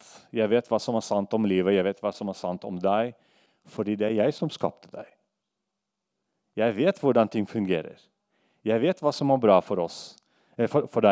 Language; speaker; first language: Norwegian; non-native, fluent; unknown